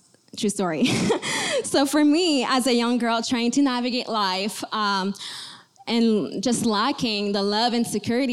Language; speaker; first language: English; native; English